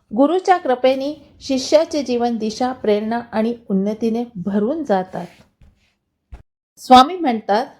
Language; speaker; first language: Marathi; non-native, local second language; Hindi